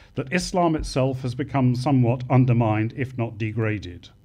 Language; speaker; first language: English; native; English